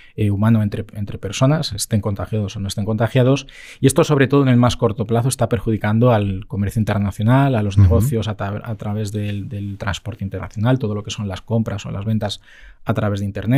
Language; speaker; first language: Spanish; native; Spanish